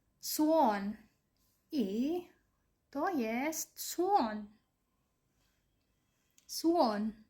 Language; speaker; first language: Polish; non-native, learner; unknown